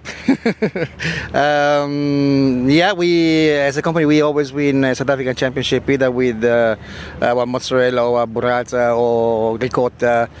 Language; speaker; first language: English; non-native, fluent; Italian